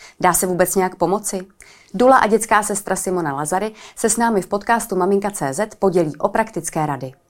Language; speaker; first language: Czech; native; Czech